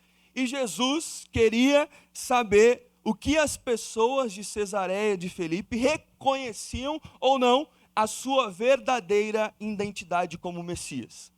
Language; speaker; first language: Portuguese; native; Portuguese